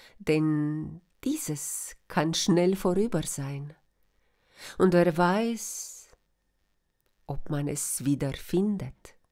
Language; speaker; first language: German; non-native, fluent; Romanian